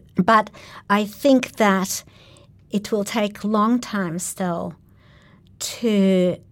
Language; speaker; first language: English; non-native, fluent; Polish